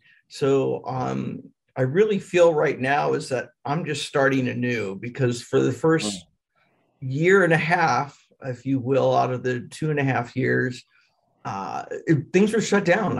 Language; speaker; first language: English; native; English